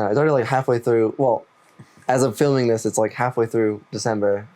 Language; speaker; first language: English; native; English